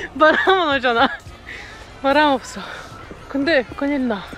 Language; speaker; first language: Korean; non-native, fluent; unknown